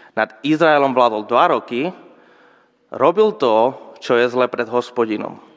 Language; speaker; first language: Slovak; non-native, fluent; Spanish